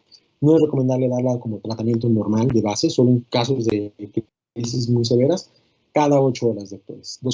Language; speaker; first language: Spanish; native; Spanish